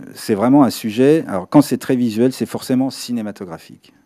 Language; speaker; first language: French; non-native, fluent; Serbian